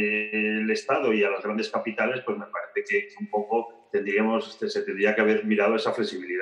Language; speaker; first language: Spanish; native; Spanish